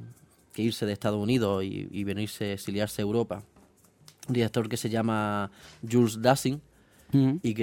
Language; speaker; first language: Spanish; native; Spanish